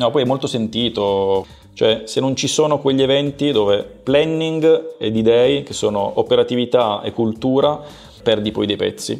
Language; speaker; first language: Italian; native; Italian